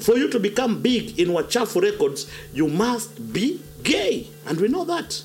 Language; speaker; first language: English; non-native, local second language; Luo (Kenya and Tanzania)